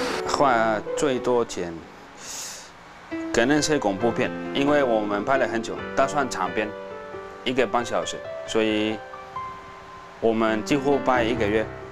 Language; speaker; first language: Chinese; non-native, fluent; Spanish